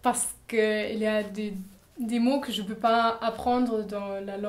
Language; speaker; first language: French; non-native, fluent; German